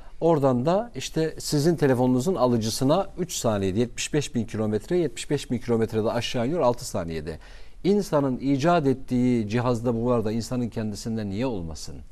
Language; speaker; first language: Turkish; non-native, local second language; Kurdish